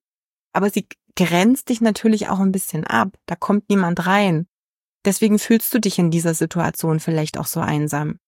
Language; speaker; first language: German; native; German